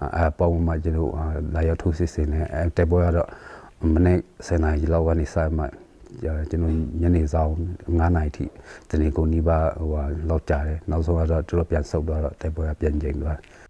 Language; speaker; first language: Burmese; non-native, local second language; Shwe Palaung